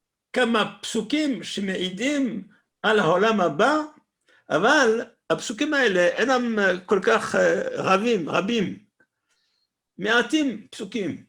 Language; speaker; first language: Hebrew; non-native, fluent; French